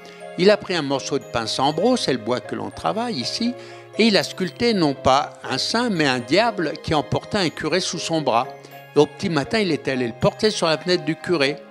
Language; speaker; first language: French; native; French